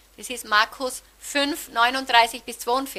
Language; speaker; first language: German; native; German